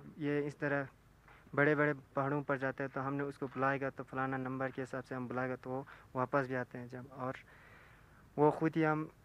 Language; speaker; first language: Urdu; non-native, local second language; Ladakhi